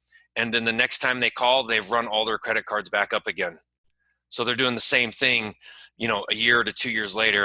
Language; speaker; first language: English; native; English